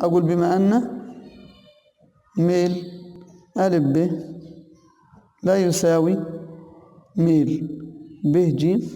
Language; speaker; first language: Arabic; native; Arabic